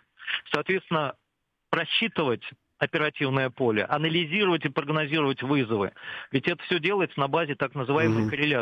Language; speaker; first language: Russian; native; Russian